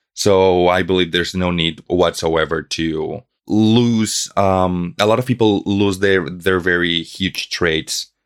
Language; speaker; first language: English; non-native, fluent; Spanish